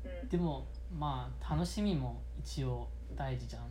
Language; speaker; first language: Japanese; early bilingual, heritage; Japanese